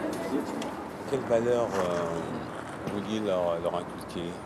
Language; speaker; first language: French; early bilingual, other home language; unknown